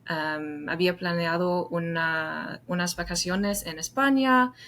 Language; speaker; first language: Spanish; non-native, fluent; English